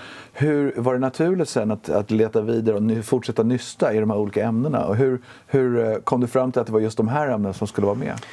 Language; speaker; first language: Swedish; native; Swedish